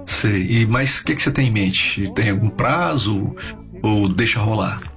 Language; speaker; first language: Portuguese; native; Portuguese